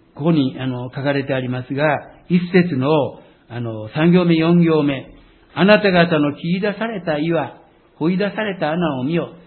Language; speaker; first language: Japanese; native; Japanese